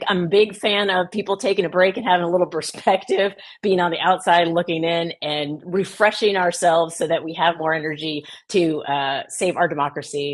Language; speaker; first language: English; native; English